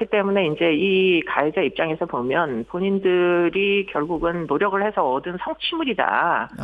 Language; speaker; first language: Korean; native; Korean